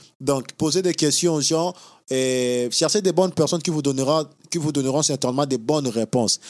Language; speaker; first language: French; non-native, local second language; Lingala